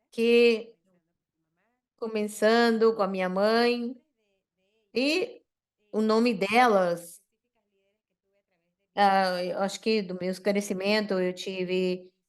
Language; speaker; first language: Portuguese; non-native, fluent; Spanish